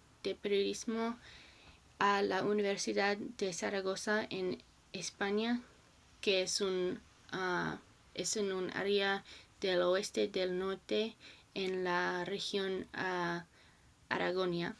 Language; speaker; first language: Spanish; non-native, learner; English